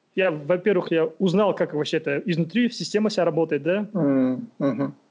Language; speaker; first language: Russian; non-native, local second language; Kazakh